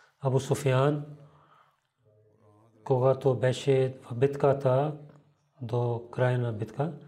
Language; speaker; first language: Bulgarian; non-native, learner; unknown